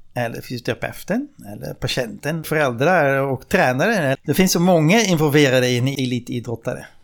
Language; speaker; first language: Swedish; non-native, fluent; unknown